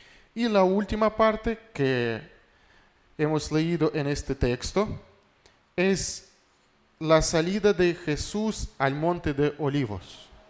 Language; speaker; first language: Spanish; non-native, fluent; Russian